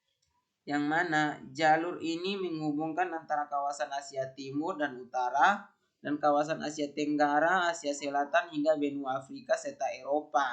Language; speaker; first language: Indonesian; native; Indonesian